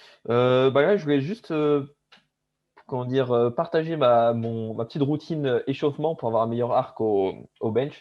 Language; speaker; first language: French; native; French